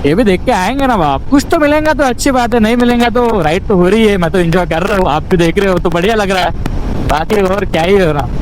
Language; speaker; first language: Hindi; non-native, local second language; Marathi